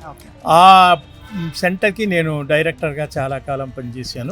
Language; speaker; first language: Telugu; native; Telugu